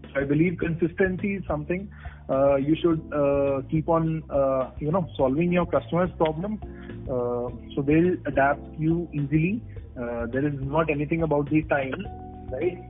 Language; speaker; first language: English; non-native, local second language; Punjabi